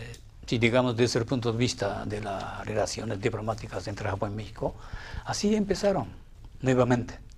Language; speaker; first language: Spanish; non-native, fluent; Japanese